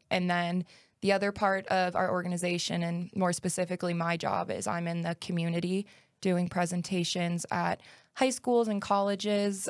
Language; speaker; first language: English; native; English